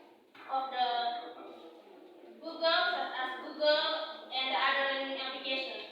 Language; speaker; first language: English; non-native, learner; Indonesian